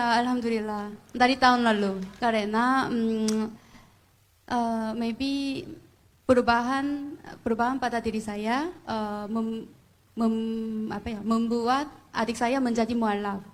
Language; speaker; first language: Indonesian; non-native, fluent; Korean